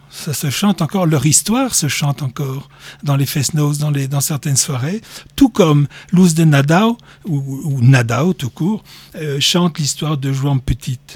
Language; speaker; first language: French; native; French